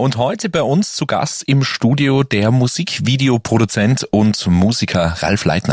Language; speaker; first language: German; native; German